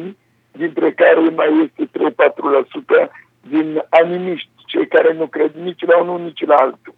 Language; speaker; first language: Romanian; non-native, fluent; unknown